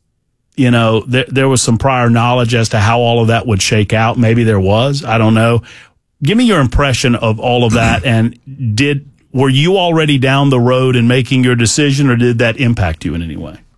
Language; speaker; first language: English; native; English